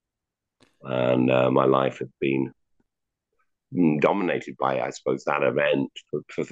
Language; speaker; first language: English; native; English